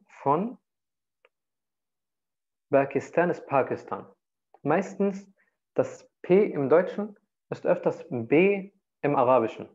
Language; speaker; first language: German; early bilingual, other home language; Turkish